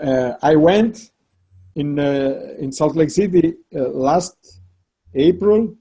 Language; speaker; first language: English; non-native, learner; Italian